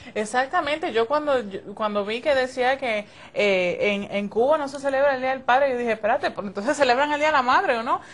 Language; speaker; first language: Spanish; early bilingual, heritage; Spanish